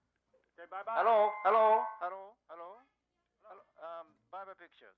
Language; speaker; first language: English; non-native, learner; Japanese